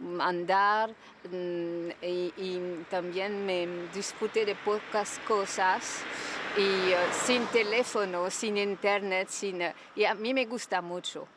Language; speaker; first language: Spanish; non-native, learner; French